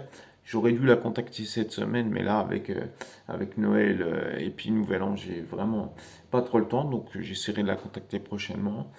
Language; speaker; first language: French; native; French